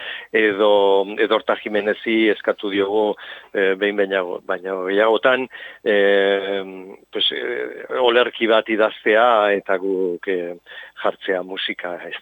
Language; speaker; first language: Basque; non-native, local second language; Spanish